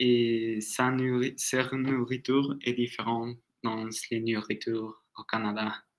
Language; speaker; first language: French; non-native, learner; Spanish